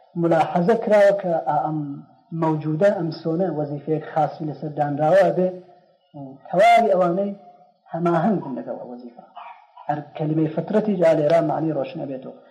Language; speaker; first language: Central Kurdish; native; Central Kurdish